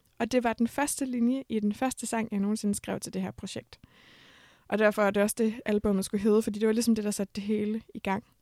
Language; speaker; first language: Danish; native; Danish